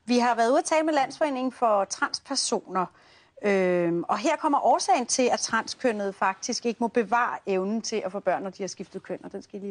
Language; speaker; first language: Danish; native; Danish